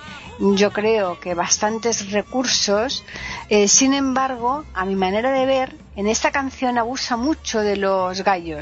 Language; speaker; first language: Spanish; native; Spanish